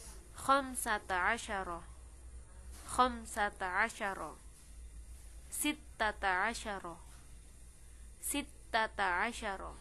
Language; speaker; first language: Arabic; non-native, fluent; Indonesian